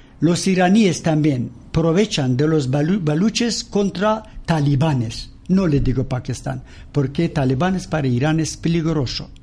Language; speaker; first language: Spanish; non-native, learner; Persian